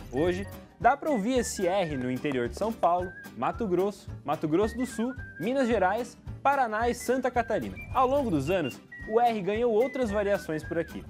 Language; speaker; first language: Portuguese; native; Portuguese